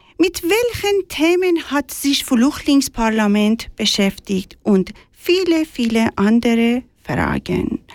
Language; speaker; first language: German; non-native, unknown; Persian